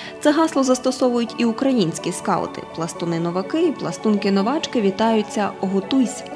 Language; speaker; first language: Ukrainian; native; Ukrainian